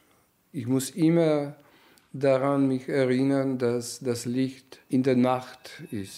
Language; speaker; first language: German; non-native, fluent; Polish